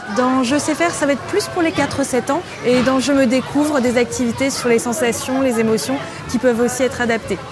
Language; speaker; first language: French; native; French